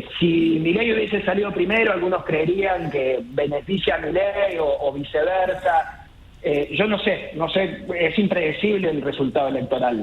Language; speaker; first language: Spanish; native; Spanish